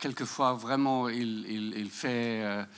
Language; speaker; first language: French; non-native, fluent; German